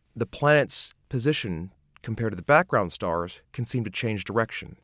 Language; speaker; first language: English; native; English